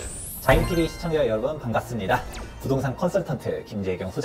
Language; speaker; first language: Korean; native; Korean